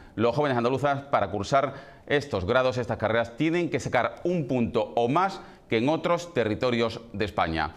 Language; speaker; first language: Spanish; native; Spanish